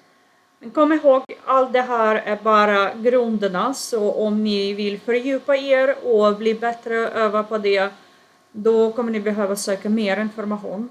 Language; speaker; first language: Swedish; non-native, fluent; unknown